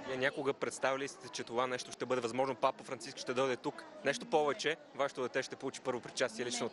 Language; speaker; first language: Bulgarian; native; Bulgarian